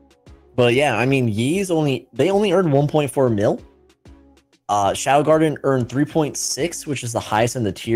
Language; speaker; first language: English; native; English